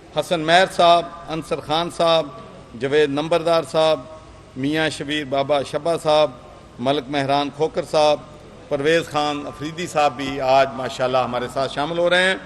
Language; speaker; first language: Urdu; non-native, local second language; Punjabi